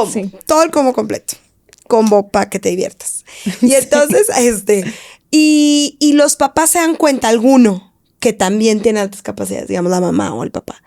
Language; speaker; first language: Spanish; native; Spanish